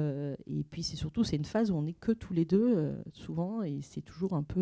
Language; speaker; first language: French; native; French